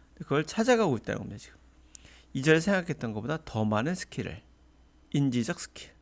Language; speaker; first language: Korean; native; Korean